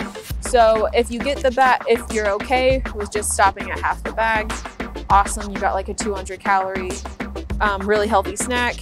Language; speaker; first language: English; native; English